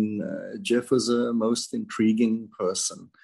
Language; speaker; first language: English; native; English